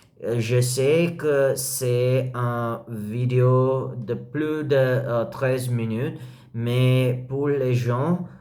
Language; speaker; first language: French; non-native, learner; English